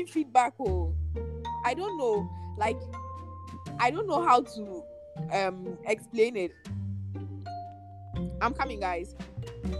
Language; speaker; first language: English; non-native, local second language; Akan